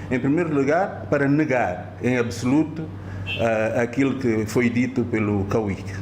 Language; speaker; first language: Portuguese; native; Portuguese